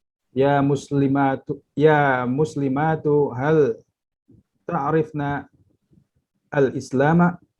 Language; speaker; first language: Arabic; non-native, learner; Indonesian